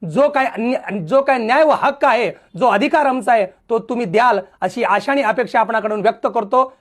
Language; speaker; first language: Marathi; non-native, local second language; Lambadi